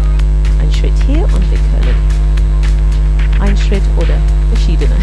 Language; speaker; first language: German; non-native, learner; English